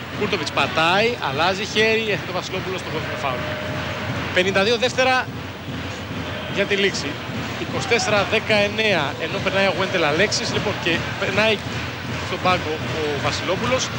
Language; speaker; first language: Greek; native; Greek